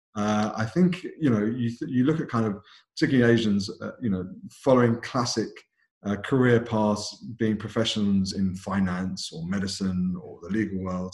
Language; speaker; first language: English; native; English